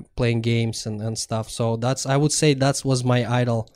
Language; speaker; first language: English; non-native, fluent; Russian